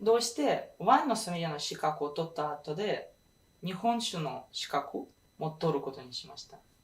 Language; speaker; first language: Japanese; non-native, fluent; Russian